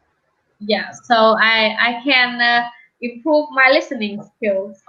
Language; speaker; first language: English; non-native, learner; Vietnamese